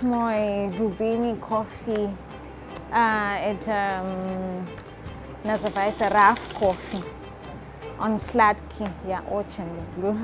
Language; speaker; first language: Russian; non-native, learner; Shona